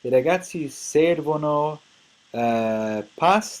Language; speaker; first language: Italian; non-native, fluent; English